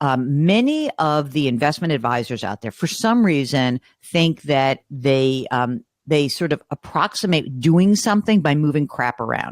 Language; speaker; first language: English; native; English